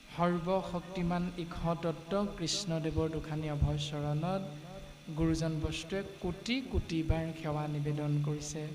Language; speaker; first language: Assamese; native; Assamese